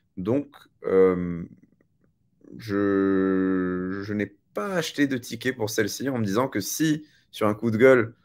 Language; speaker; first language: French; native; French